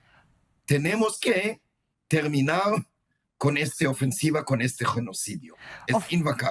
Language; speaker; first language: Spanish; non-native, fluent; Hebrew